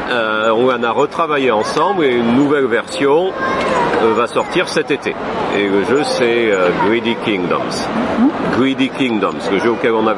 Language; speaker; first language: French; native; French